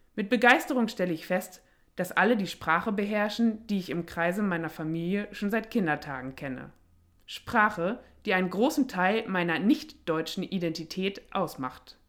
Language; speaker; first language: German; native; German